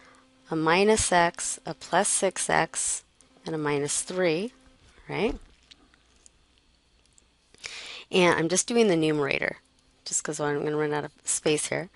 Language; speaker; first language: English; native; English